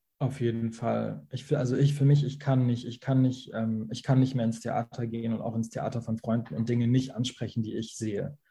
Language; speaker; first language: German; early bilingual, other home language; Persian